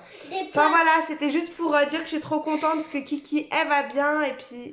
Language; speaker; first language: French; native; French